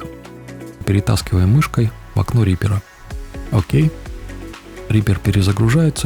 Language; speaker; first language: Russian; native; Russian